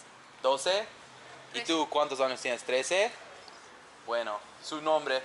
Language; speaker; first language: Spanish; non-native, learner; English